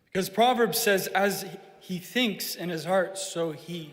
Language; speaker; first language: English; native; English